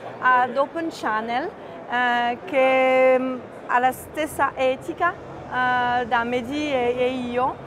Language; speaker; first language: Italian; non-native, fluent; French